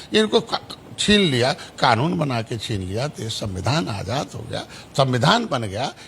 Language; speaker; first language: Hindi; native; Hindi